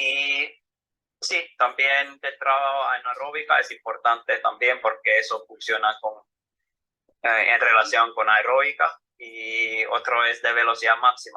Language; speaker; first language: Spanish; non-native, fluent; Finnish